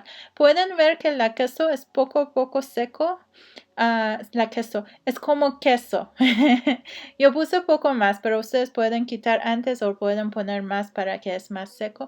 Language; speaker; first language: Spanish; non-native, learner; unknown